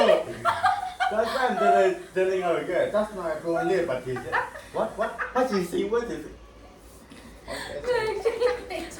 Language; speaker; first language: English; non-native, learner; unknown